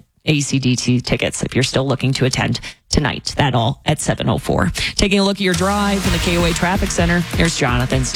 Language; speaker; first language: English; native; English